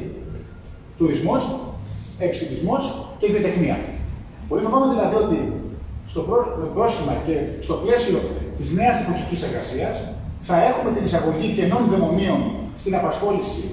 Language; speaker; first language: Greek; native; Greek